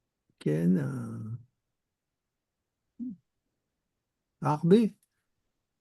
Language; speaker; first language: Hebrew; non-native, learner; French